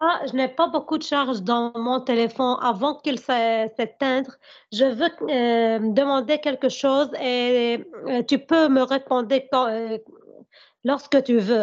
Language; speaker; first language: French; non-native, learner; Arabic